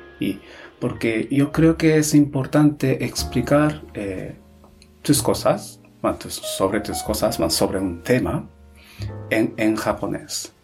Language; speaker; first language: Spanish; non-native, fluent; Japanese